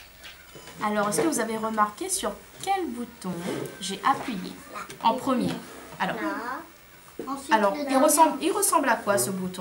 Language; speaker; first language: French; native; French